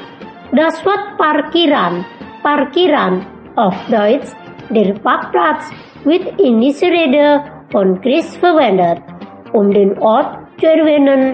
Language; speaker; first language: German; non-native, fluent; Indonesian